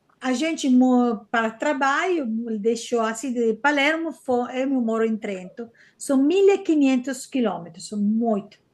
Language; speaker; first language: Portuguese; non-native, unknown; Italian